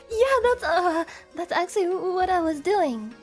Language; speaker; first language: English; native; English